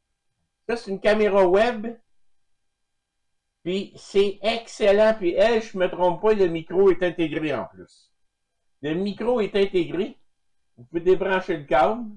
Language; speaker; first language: French; native; French